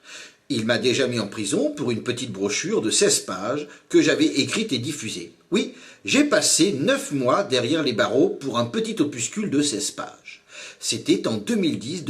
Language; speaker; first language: French; native; French